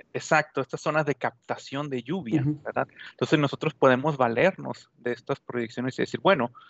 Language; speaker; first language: Spanish; native; Spanish